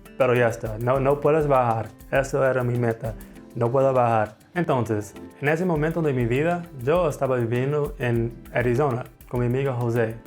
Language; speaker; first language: Spanish; non-native, fluent; English